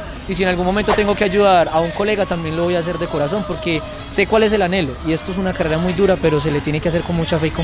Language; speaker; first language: Spanish; native; Spanish